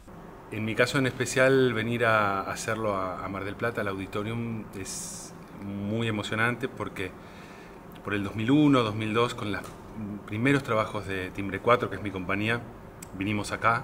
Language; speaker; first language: Spanish; native; Spanish